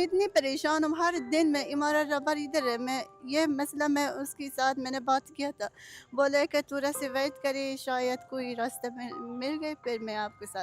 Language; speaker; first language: Hindi; non-native, learner; Persian